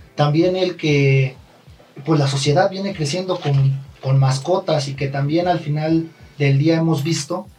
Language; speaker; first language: Spanish; native; Spanish